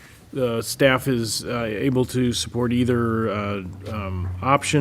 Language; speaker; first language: English; native; English